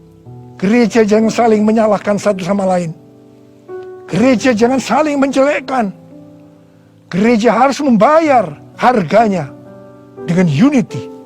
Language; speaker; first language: Indonesian; native; Indonesian